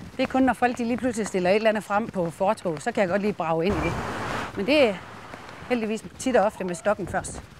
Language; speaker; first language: Danish; native; Danish